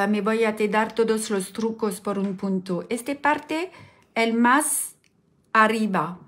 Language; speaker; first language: Spanish; non-native, learner; French